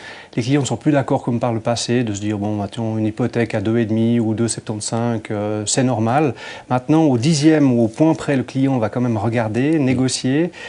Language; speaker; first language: French; native; French